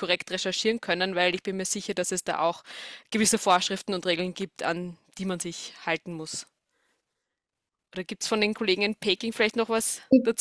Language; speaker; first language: German; native; German